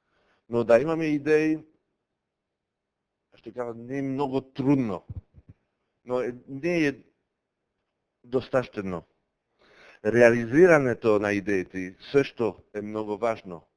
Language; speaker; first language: Bulgarian; non-native, learner; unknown